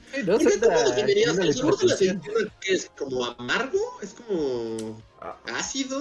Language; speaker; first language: Spanish; native; Spanish